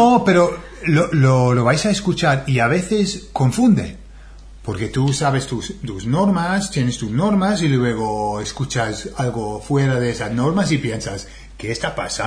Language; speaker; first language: Spanish; non-native, fluent; English